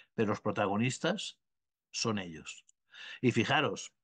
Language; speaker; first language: Spanish; native; Spanish